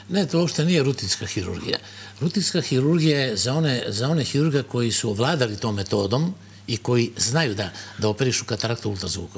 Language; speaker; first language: Bosnian; native; Bosnian